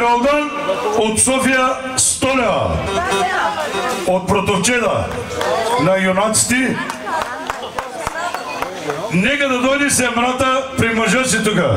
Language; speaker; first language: Bulgarian; non-native, local second language; Turkish